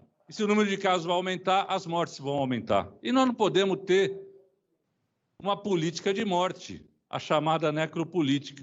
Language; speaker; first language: Portuguese; native; Portuguese